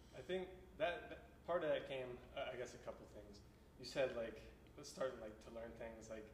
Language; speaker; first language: English; native; English